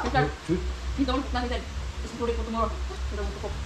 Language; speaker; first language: English; non-native, local second language; Cebuano